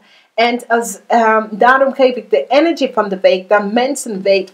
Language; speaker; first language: Dutch; non-native, learner; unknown